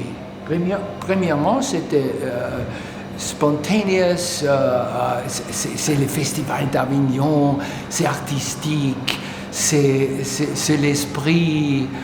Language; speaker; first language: French; non-native, learner; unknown